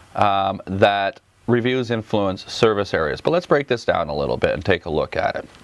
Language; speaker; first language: English; native; English